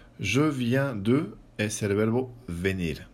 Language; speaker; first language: French; non-native, fluent; Spanish